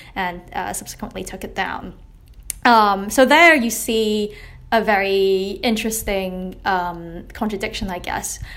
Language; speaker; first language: English; non-native, local second language; Cantonese